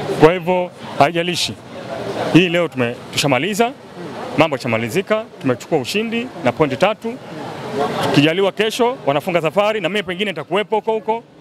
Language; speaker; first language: Swahili; native; Swahili